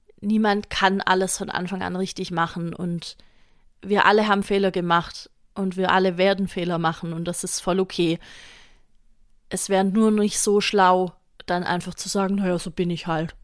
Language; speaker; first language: German; native; German